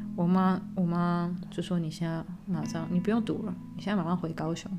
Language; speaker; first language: Chinese; early bilingual, other home language; English